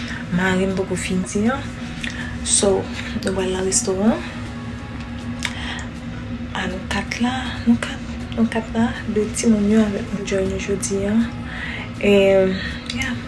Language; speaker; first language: French; non-native, learner; Haitian Creole